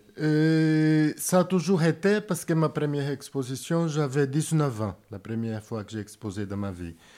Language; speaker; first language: French; non-native, fluent; Portuguese